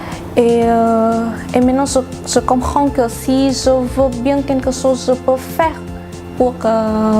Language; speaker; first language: French; non-native, fluent; Vietnamese